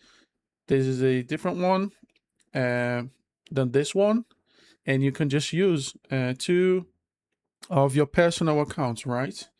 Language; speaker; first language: English; non-native, fluent; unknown